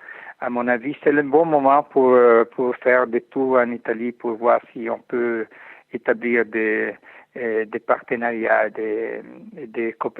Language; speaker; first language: French; non-native, fluent; Italian